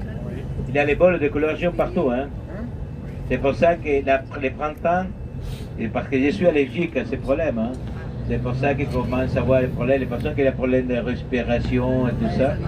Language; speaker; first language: French; non-native, fluent; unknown